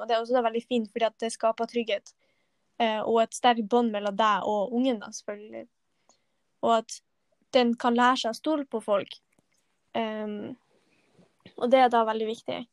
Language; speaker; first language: Norwegian; native; Norwegian